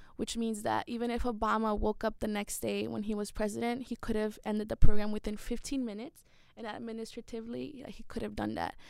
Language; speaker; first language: English; early bilingual, other home language; Spanish